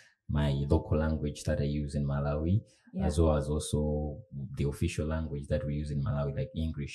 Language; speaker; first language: English; non-native, local second language; Nyanja